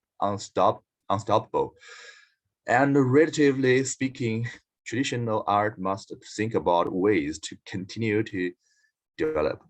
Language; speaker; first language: English; non-native, learner; Chinese